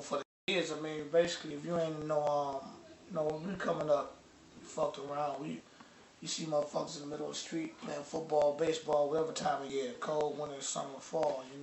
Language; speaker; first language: English; native; English